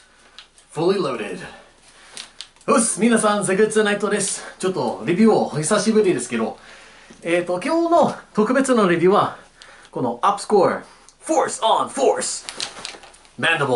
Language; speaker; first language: Japanese; non-native, learner; English